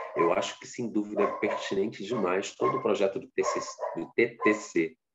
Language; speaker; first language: Portuguese; native; Portuguese